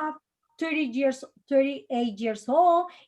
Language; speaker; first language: English; non-native, learner; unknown